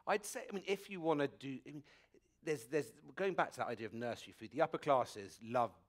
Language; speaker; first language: English; native; English